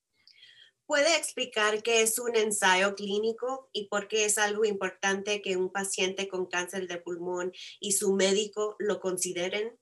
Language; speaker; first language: Spanish; early bilingual, heritage; Spanish